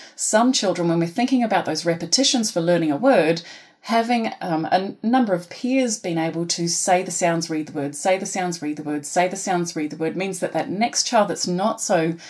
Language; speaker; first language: English; native; English